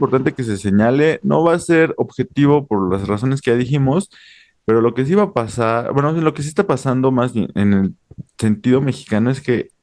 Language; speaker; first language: Spanish; native; Spanish